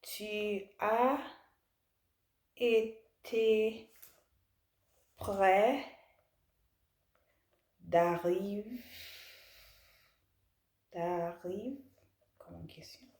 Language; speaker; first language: French; non-native, learner; English